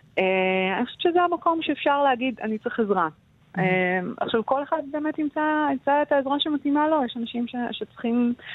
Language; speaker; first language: Hebrew; native; Hebrew